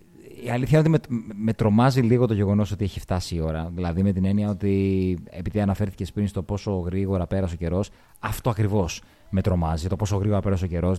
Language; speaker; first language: Greek; native; Greek